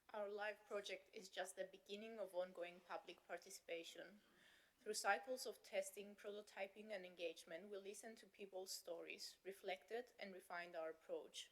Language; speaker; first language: English; non-native, fluent; Greek